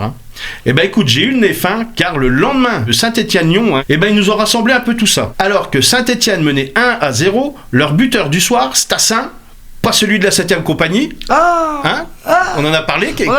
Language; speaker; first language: French; native; French